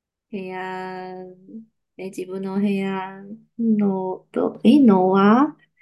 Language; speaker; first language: Japanese; non-native, learner; Chinese